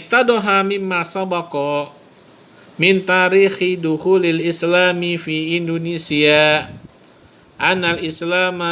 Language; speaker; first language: Arabic; non-native, fluent; Indonesian